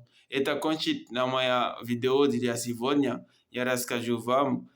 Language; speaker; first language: Russian; non-native, learner; Comorian